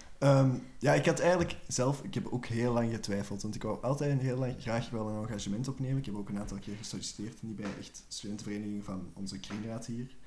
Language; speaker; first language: Dutch; native; Dutch